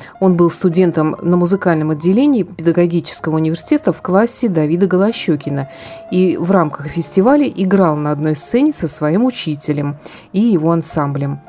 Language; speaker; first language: Russian; native; Russian